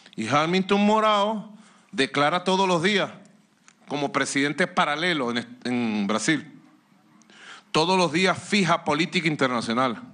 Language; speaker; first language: Spanish; native; Spanish